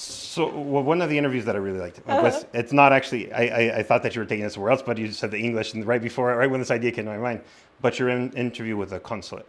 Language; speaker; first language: English; early bilingual, other home language; Spanish